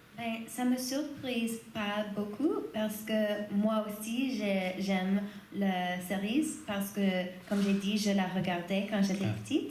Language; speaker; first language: French; non-native, learner; English